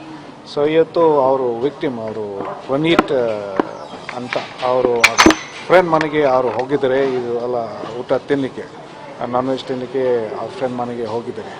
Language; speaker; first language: Kannada; non-native, fluent; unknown